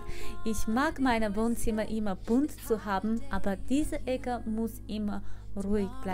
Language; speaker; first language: German; non-native, fluent; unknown